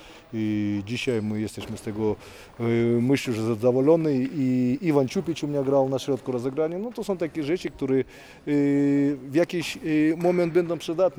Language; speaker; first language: Polish; non-native, fluent; Russian